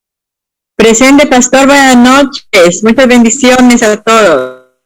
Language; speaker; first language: Spanish; native; Spanish